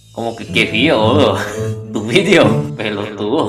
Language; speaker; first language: Spanish; non-native, fluent; Indonesian